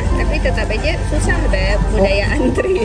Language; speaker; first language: Indonesian; native; Indonesian